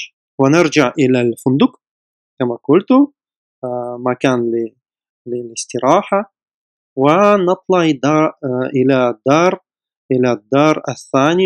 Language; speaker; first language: Arabic; non-native, fluent; Russian